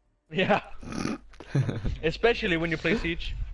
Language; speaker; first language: English; non-native, fluent; Danish